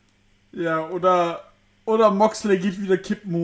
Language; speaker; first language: German; native; German